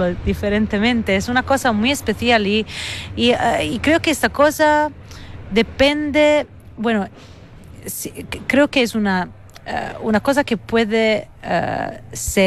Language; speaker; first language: Spanish; non-native, fluent; Italian